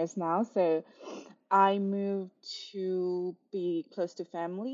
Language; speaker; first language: English; non-native, local second language; Nepali